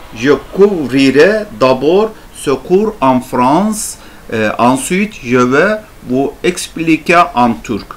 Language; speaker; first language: French; non-native, learner; Turkish